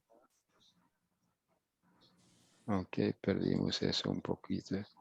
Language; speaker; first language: Spanish; non-native, fluent; English